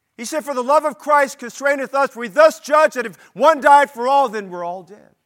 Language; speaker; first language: English; native; English